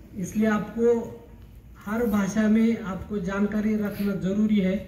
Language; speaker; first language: Hindi; non-native, local second language; Marathi